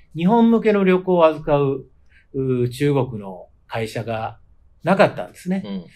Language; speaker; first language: Japanese; native; Japanese